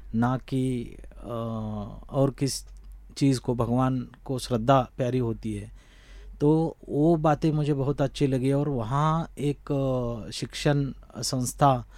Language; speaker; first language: Hindi; non-native, local second language; Marathi